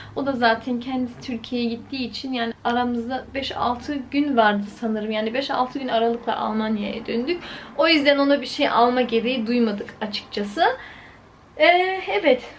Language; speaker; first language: Turkish; early bilingual, heritage; Turkish